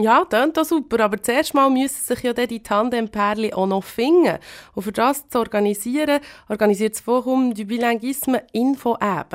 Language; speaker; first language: German; native; German